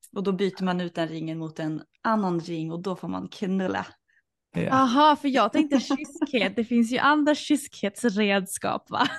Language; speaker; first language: Swedish; native; Swedish